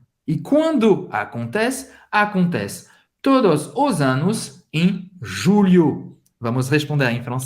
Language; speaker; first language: Portuguese; non-native, fluent; French